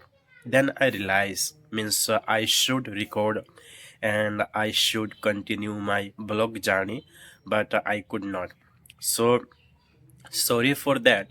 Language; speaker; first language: English; non-native, learner; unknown